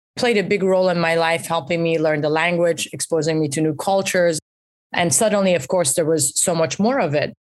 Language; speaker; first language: English; early bilingual, other home language; Persian